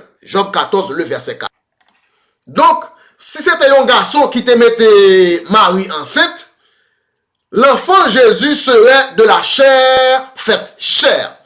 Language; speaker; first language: French; non-native, local second language; Haitian Creole